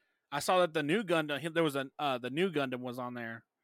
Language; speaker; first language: English; native; English